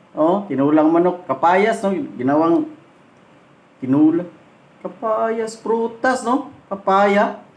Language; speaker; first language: Filipino; non-native, local second language; Cebuano